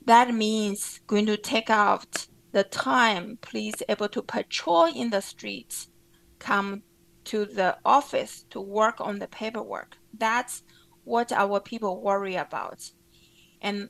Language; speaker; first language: English; non-native, fluent; Chinese